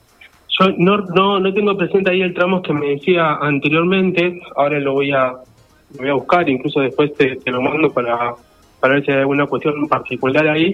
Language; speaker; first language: Spanish; native; Spanish